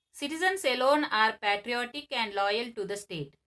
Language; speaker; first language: English; non-native, local second language; Kannada